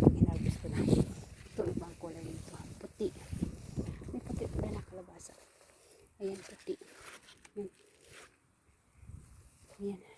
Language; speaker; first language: Filipino; native; Filipino